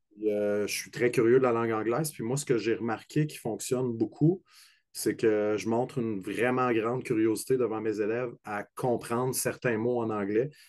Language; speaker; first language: French; native; French